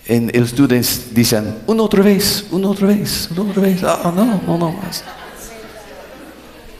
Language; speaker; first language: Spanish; non-native, learner; English